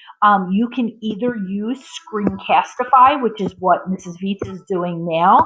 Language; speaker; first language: English; native; English